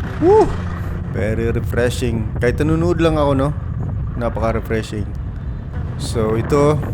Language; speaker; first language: Filipino; non-native, local second language; Cebuano